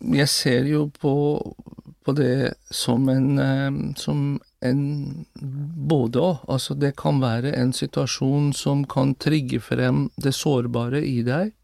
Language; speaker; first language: Norwegian; non-native, fluent; Persian